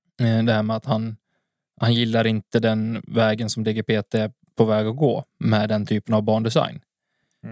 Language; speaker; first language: Swedish; native; Swedish